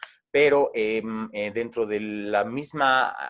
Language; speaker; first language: Spanish; native; Spanish